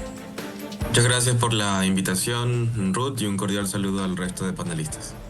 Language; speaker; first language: Spanish; native; Spanish